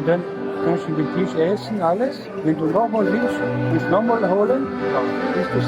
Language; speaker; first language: German; early bilingual, heritage; Portuguese